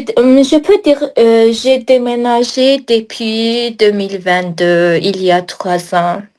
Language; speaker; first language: French; non-native, learner; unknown